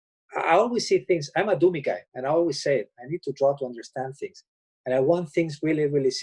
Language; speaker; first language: English; non-native, fluent; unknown